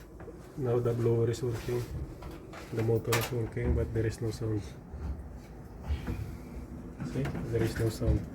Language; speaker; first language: English; non-native, learner; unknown